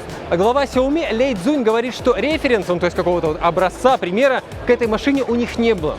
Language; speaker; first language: Russian; native; Russian